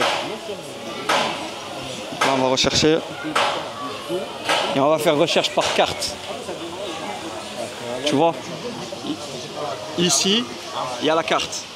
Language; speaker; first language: French; native; French